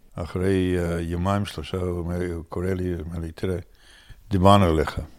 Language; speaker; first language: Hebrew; non-native, fluent; English